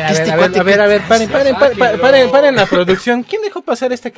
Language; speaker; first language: Spanish; native; Spanish